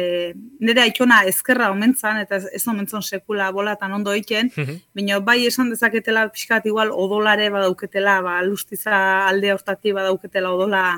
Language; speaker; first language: Basque; native; Basque